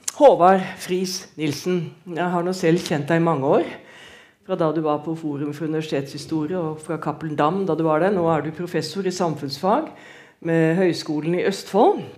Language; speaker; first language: Norwegian; native; Norwegian